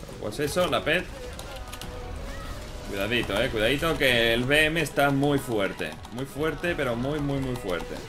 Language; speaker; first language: Spanish; native; Spanish